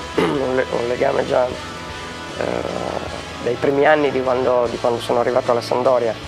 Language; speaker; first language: Italian; native; Italian